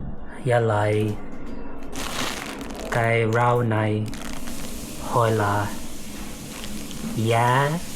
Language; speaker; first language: Vietnamese; non-native, learner; English